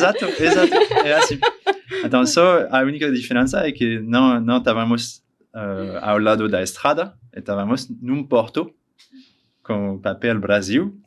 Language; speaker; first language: Portuguese; non-native, learner; French